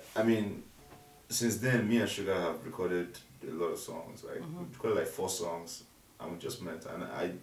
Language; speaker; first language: English; non-native, local second language; Yoruba